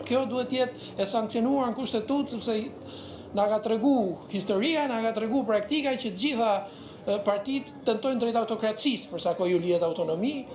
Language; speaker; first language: Albanian; native; Albanian